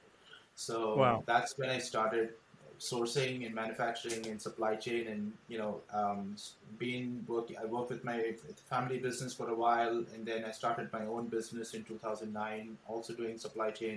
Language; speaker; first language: English; non-native, local second language; Hindi